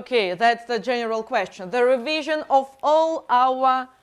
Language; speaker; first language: English; non-native, fluent; Russian